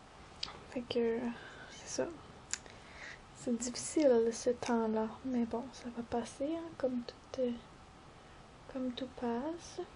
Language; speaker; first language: French; native; French